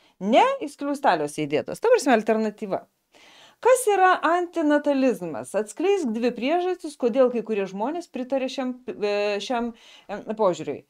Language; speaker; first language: Lithuanian; native; Lithuanian